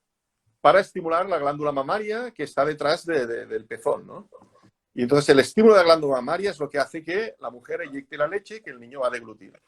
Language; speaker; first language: Spanish; native; Spanish